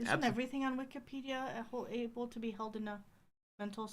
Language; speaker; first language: English; native; English